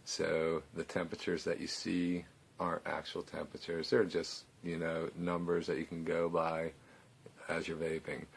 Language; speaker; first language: English; native; English